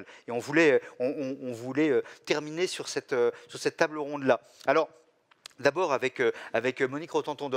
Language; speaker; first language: French; native; French